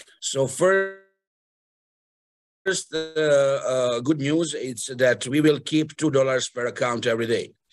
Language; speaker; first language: English; non-native, fluent; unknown